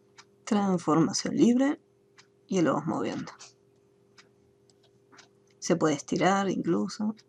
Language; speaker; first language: Spanish; native; Spanish